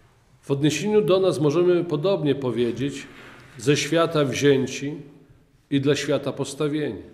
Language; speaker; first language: Polish; native; Polish